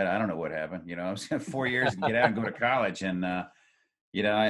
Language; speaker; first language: English; native; English